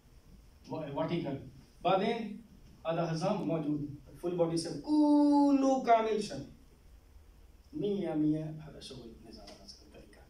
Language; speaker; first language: Arabic; non-native, learner; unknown